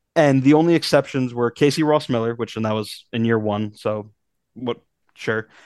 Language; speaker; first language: English; native; English